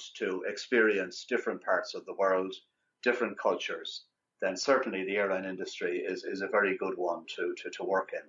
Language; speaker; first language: English; native; English